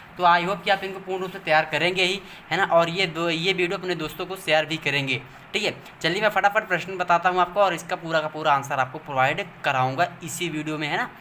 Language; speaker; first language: Hindi; native; Hindi